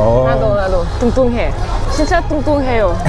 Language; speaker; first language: Korean; non-native, learner; Thai